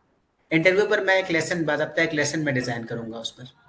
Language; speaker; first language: Hindi; native; Hindi